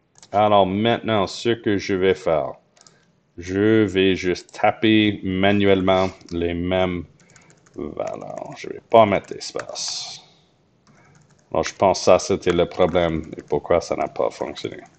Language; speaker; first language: French; non-native, fluent; English